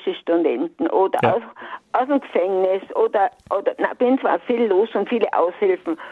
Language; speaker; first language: German; native; German